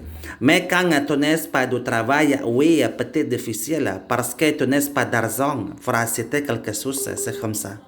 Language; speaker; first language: French; non-native, learner; Indonesian